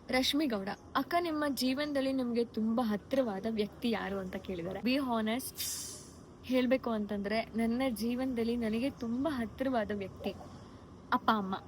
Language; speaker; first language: Kannada; non-native, local second language; Lambadi